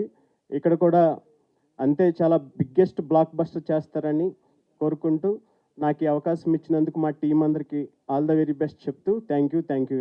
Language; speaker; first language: Telugu; native; Telugu